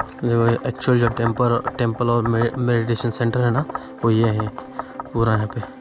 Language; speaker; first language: Hindi; non-native, local second language; Marathi